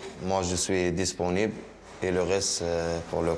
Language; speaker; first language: French; non-native, learner; Arabic